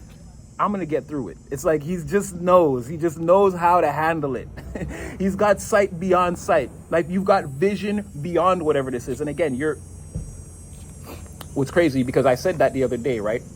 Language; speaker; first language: English; native; English